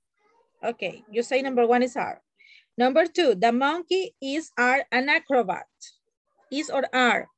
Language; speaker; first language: English; non-native, learner; Spanish